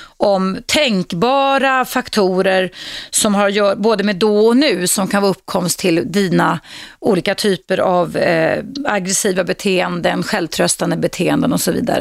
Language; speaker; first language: Swedish; native; Swedish